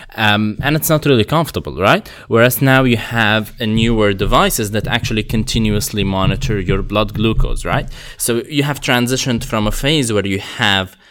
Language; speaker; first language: English; non-native, fluent; Arabic